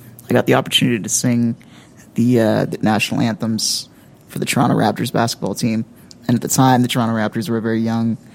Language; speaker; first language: English; native; English